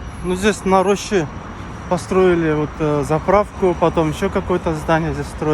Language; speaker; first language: Russian; non-native, local second language; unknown